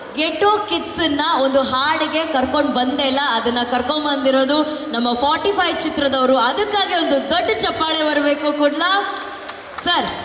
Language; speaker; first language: Kannada; non-native, local second language; Tulu